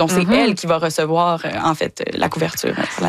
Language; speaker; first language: French; native; French